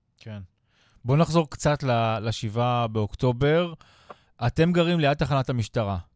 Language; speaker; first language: Hebrew; native; Hebrew